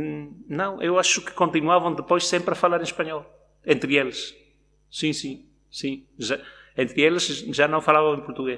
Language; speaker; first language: Portuguese; non-native, local second language; Spanish